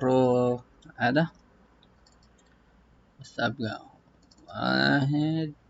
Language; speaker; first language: Arabic; non-native, learner; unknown